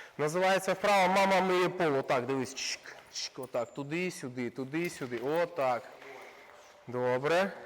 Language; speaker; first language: Ukrainian; non-native, local second language; Russian